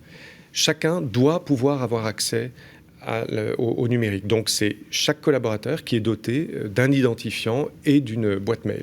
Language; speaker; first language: French; native; French